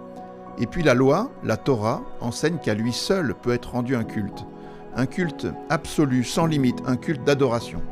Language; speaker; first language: French; native; French